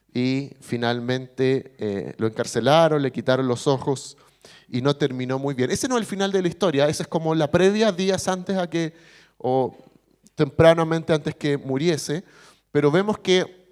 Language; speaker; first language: Spanish; native; Spanish